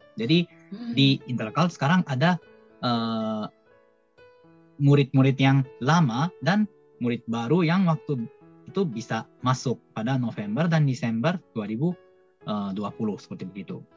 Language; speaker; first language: Indonesian; non-native, fluent; Japanese